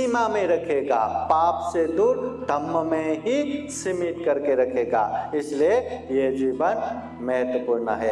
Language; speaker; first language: Hindi; non-native, local second language; Marathi